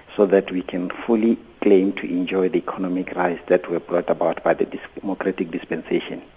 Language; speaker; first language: English; non-native, local second language; Venda